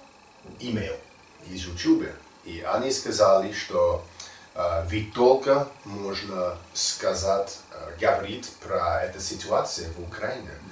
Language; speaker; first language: Russian; non-native, learner; English